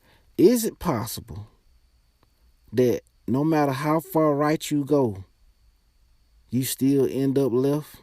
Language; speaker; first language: English; native; English